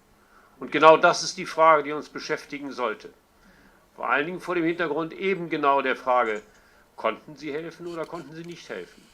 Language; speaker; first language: German; native; German